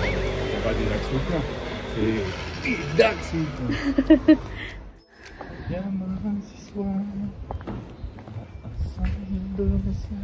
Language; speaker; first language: Indonesian; non-native, learner; French